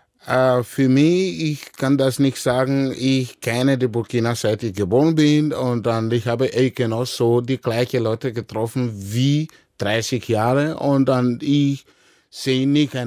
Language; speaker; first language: German; non-native, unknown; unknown